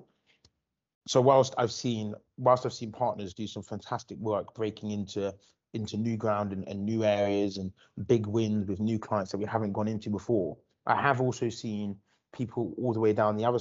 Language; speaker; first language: English; native; English